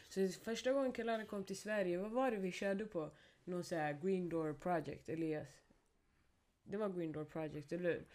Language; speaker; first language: Swedish; early bilingual, other home language; Somali